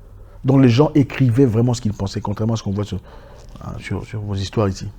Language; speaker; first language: French; native; French